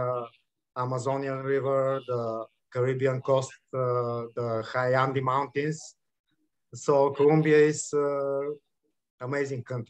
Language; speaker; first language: English; non-native, learner; Bulgarian